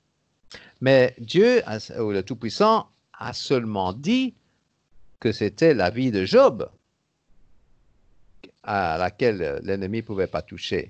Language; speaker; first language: French; native; French